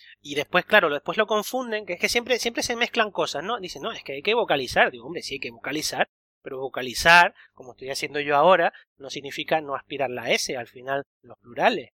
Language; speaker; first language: Spanish; native; Spanish